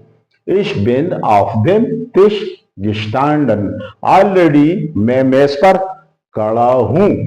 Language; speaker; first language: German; non-native, fluent; Urdu